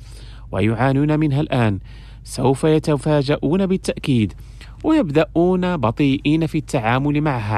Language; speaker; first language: Arabic; non-native, fluent; Indonesian